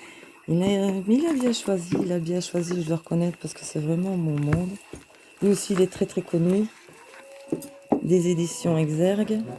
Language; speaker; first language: French; native; French